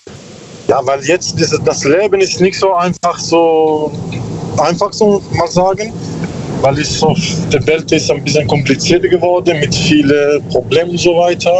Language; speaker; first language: German; non-native, learner; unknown